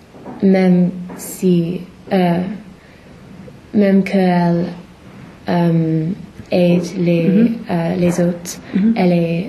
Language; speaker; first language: French; non-native, learner; English